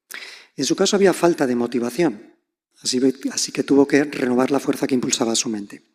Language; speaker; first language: Spanish; native; Spanish